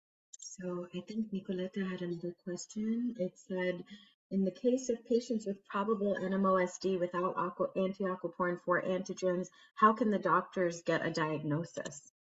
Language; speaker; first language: English; native; English